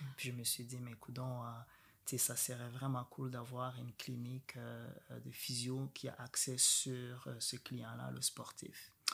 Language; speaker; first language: French; non-native, local second language; Rundi